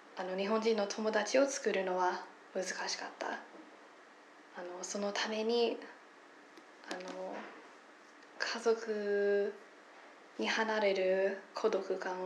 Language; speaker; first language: Japanese; non-native, fluent; English